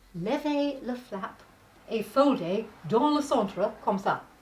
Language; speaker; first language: French; non-native, learner; English